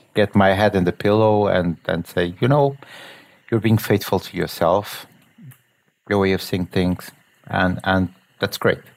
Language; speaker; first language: English; non-native, fluent; Portuguese